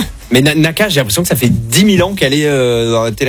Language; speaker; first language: French; native; French